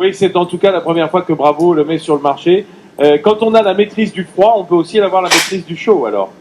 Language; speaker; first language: French; native; French